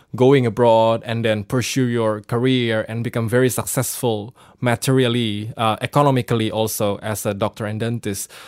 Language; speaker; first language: English; non-native, fluent; Indonesian